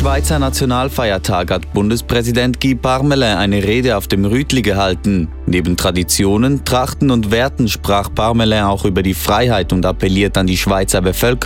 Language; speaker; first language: German; native; German